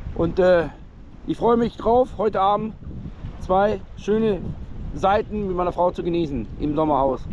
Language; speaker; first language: German; non-native, fluent; Danish